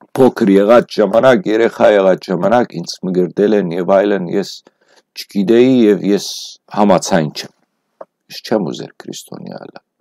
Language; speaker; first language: Armenian; native; Armenian